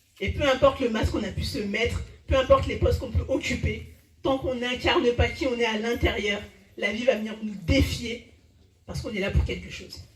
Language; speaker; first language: French; early bilingual, other home language; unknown